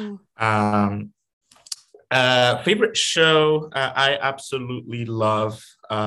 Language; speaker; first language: English; non-native, fluent; Spanish